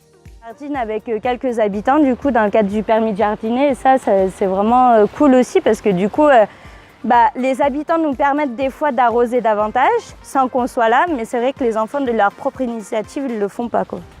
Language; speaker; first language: French; native; French